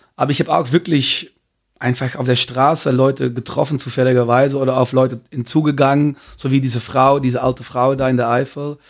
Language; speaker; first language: German; non-native, fluent; Dutch